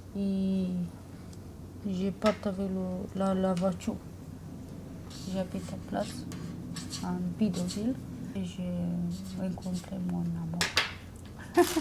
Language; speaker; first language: French; non-native, learner; Romanian